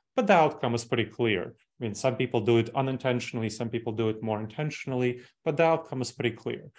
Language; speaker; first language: English; early bilingual, other home language; Russian